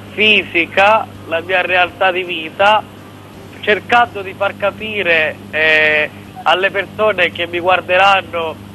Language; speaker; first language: Italian; native; Italian